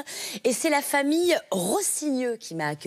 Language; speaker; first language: French; native; French